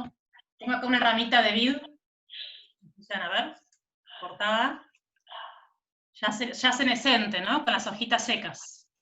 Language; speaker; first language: Spanish; native; Spanish